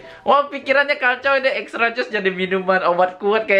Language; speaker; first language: Indonesian; native; Indonesian